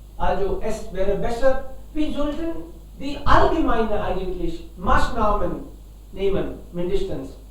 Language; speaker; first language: German; non-native, fluent; Hindi